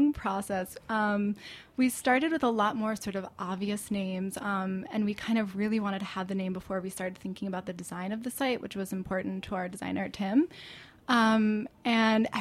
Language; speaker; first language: English; native; English